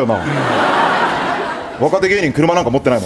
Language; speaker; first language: Japanese; native; Japanese